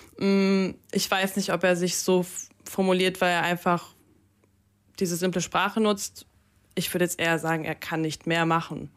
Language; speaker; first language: German; early bilingual, other home language; Russian